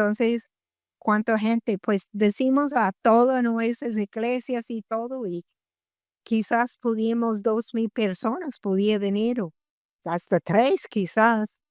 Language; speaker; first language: Spanish; non-native, fluent; English